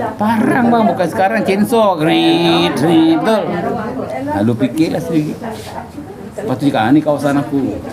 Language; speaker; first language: Malay; native; Malay